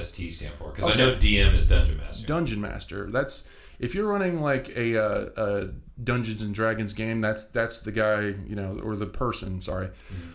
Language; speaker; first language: English; native; English